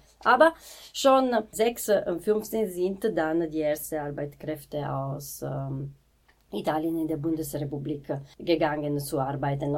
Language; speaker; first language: German; non-native, fluent; Italian